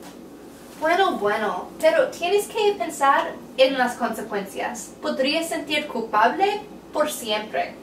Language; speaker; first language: Spanish; non-native, learner; English